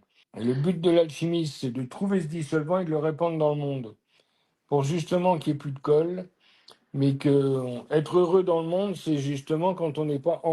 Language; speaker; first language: French; native; French